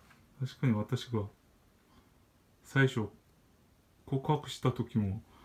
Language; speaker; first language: Japanese; non-native, learner; Korean